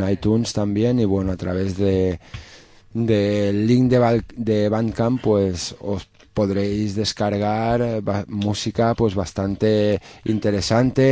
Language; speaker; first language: Spanish; native; Spanish